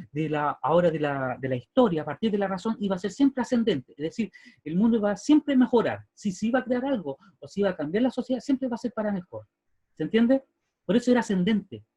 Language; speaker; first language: Spanish; native; Spanish